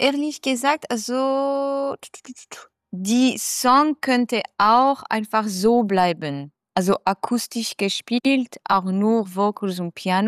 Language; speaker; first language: German; non-native, fluent; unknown